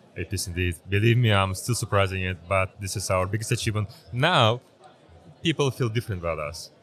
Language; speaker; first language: English; early bilingual, other home language; Uzbek